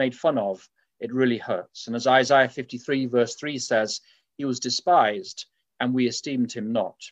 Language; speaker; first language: English; native; English